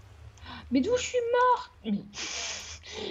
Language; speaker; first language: French; native; French